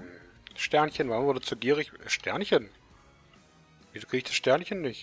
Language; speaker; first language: German; native; German